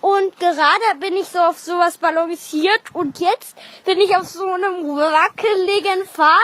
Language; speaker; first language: German; native; German